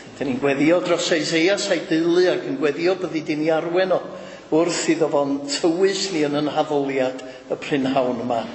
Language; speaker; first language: Welsh; native; Welsh